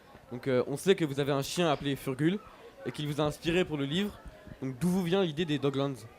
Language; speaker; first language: French; native; French